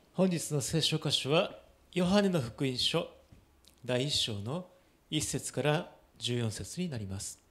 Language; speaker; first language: Japanese; native; Japanese